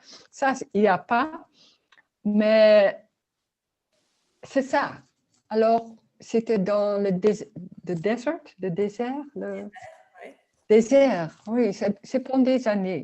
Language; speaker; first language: French; non-native, learner; Dutch